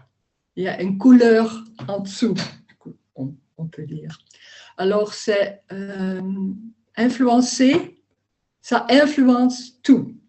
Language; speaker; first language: French; non-native, learner; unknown